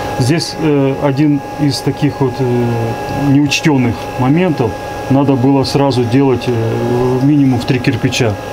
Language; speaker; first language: Russian; native; Russian